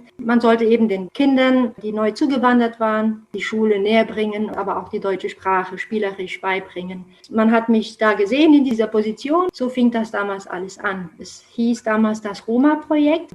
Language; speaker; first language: German; non-native, fluent; Romanian